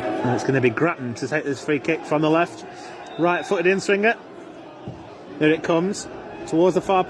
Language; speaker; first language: English; native; English